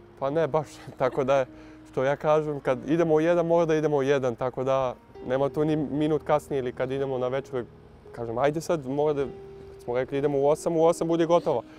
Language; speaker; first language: Serbian; early bilingual, heritage; Serbian